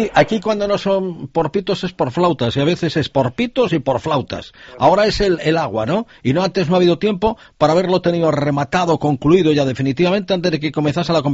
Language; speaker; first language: Spanish; native; Spanish